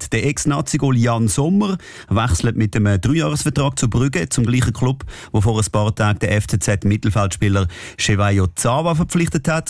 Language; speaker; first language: German; native; German